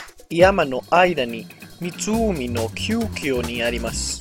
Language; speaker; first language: Japanese; non-native, learner; Spanish